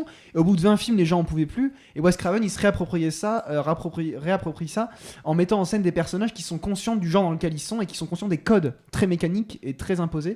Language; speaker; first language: French; native; French